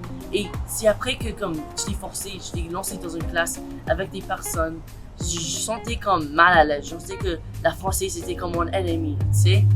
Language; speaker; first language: French; non-native, local second language; English